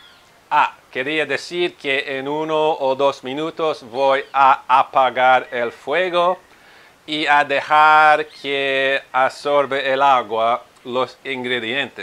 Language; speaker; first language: Spanish; non-native, fluent; Italian